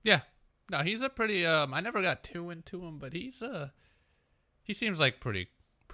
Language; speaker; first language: English; native; English